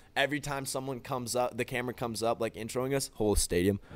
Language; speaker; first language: English; native; English